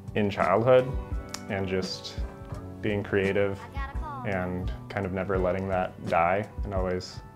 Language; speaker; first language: English; native; English